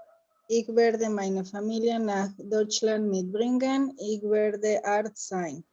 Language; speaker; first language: German; non-native, learner; Spanish